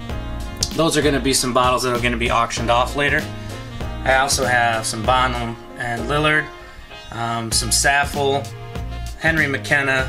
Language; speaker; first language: English; native; English